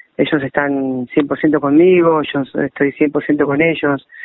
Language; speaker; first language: Spanish; native; Spanish